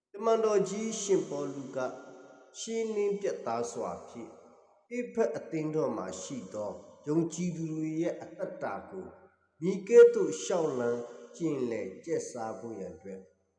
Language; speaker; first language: Burmese; non-native, local second language; Karen languages